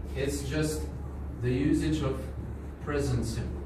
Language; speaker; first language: English; non-native, fluent; Albanian